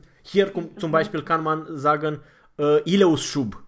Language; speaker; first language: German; non-native, fluent; Romanian